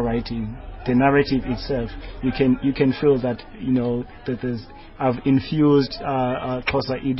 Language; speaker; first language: English; non-native, local second language; Xhosa